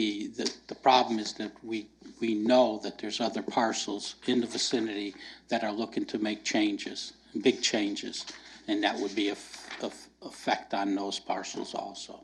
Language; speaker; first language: English; native; English